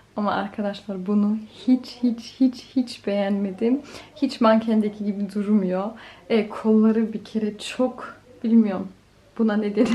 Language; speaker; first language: Turkish; early bilingual, heritage; Turkish